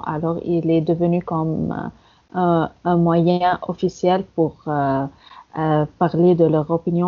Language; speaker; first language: French; non-native, fluent; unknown